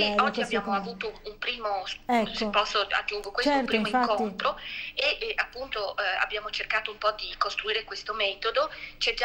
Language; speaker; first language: Italian; native; Italian